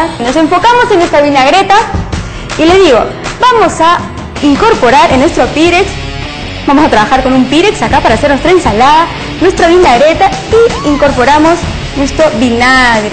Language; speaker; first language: Spanish; native; Spanish